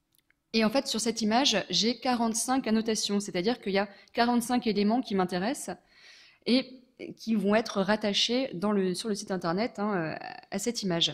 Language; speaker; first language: French; native; French